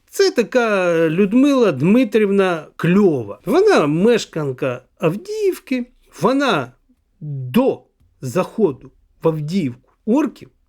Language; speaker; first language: Ukrainian; non-native, local second language; Russian